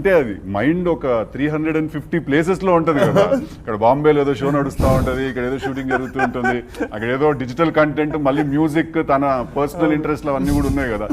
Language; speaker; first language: Telugu; native; Telugu